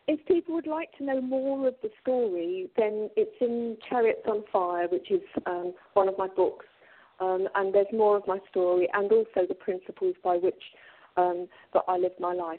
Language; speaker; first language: English; native; English